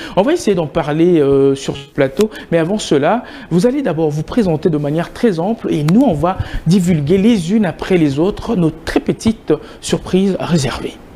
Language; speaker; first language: French; non-native, local second language; Lingala